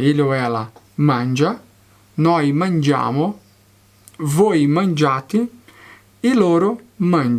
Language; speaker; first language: Italian; non-native, fluent; Portuguese